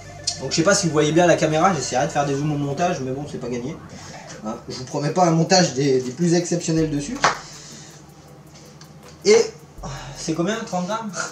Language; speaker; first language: French; native; French